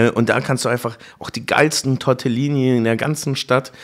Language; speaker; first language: German; native; German